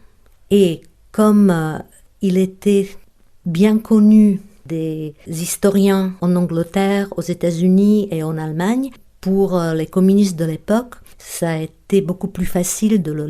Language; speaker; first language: French; non-native, fluent; Czech